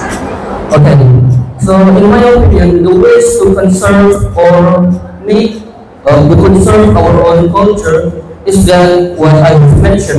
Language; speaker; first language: English; non-native, fluent; Indonesian